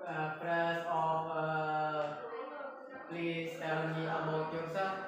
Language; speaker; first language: English; non-native, learner; Indonesian